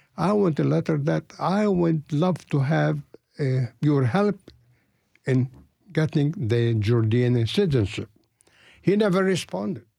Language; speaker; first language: English; non-native, fluent; Arabic